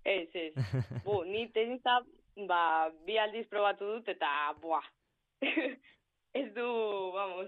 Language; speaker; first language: Basque; non-native, local second language; Spanish